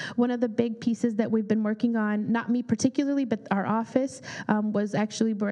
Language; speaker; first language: English; early bilingual, other home language; Spanish